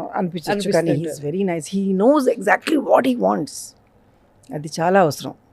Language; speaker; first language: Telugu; non-native, local second language; Urdu